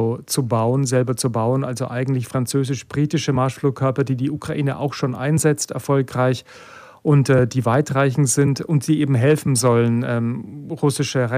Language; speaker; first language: German; native; German